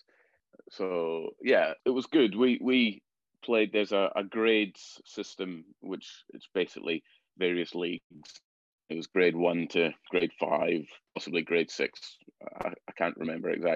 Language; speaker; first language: English; native; English